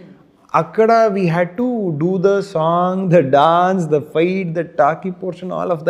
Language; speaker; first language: Telugu; non-native, learner; Kannada